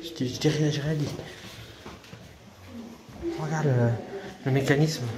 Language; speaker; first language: French; native; French